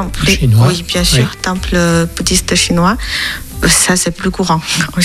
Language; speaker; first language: French; non-native, learner; Chinese